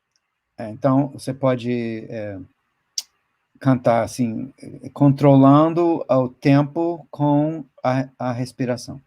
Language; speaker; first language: Portuguese; non-native, fluent; English